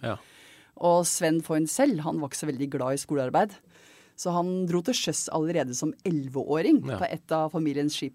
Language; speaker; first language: Norwegian; native; Norwegian